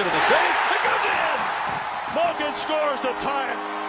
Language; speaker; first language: English; native; English